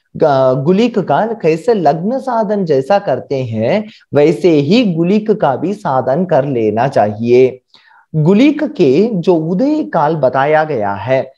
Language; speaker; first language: Hindi; non-native, local second language; Marathi